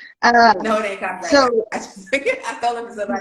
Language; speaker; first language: English; native; English